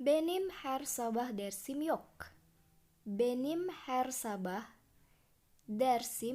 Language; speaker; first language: Turkish; non-native, fluent; Indonesian